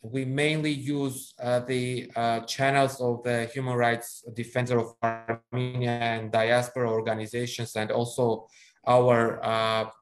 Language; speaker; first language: English; non-native, fluent; Armenian